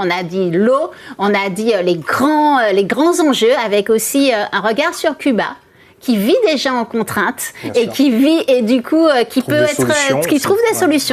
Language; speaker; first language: French; native; French